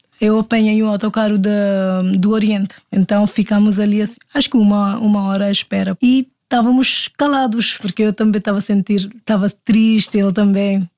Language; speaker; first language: Portuguese; non-native, fluent; Hindi